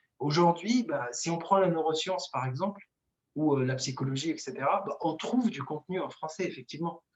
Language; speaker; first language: French; non-native, local second language; Arabic